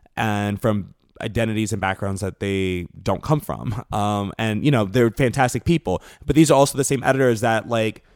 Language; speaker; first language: English; native; English